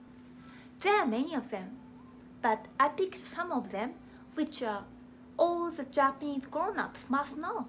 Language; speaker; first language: English; non-native, fluent; Japanese